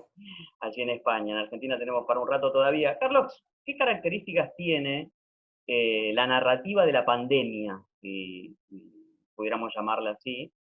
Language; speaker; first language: Spanish; native; Spanish